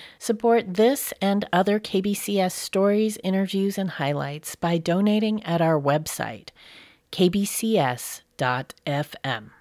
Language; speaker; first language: English; native; English